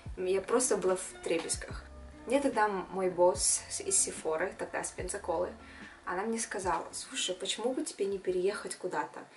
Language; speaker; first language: Russian; non-native, local second language; Kyrgyz